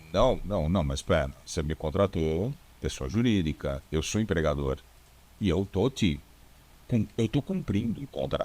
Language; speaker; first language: Portuguese; native; Portuguese